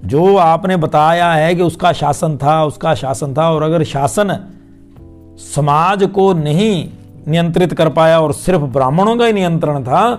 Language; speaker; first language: Hindi; native; Hindi